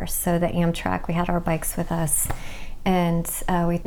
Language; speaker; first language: English; native; English